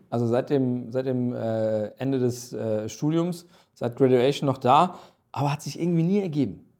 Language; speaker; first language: German; early bilingual, other home language; Turkish